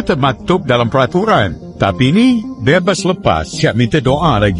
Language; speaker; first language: Malay; native; Malay